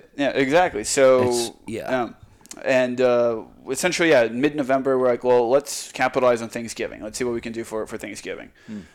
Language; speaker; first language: English; non-native, fluent; Croatian